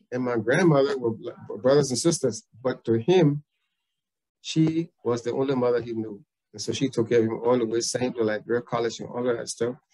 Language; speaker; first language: English; native; English